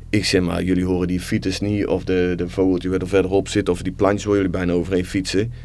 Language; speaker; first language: Dutch; native; Dutch